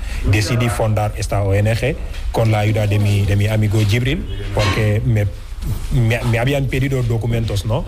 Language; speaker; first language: Spanish; non-native, fluent; Wolof